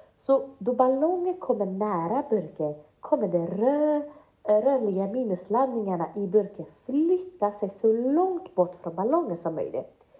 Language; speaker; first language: Swedish; early bilingual, other home language; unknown